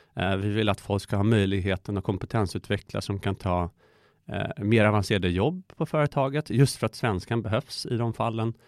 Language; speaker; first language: Swedish; early bilingual, other home language; Persian